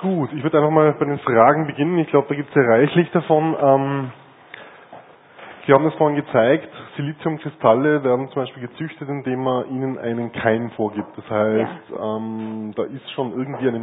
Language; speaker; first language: German; native; German